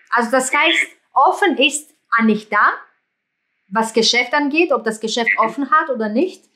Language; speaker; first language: German; non-native, fluent; Greek